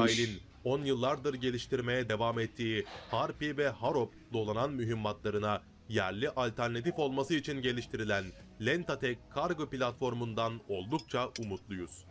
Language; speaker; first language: Turkish; native; Turkish